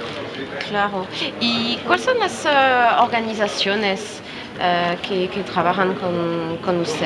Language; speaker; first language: Spanish; non-native, fluent; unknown